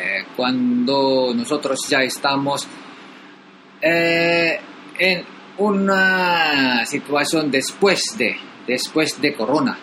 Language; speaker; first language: Spanish; non-native, learner; Filipino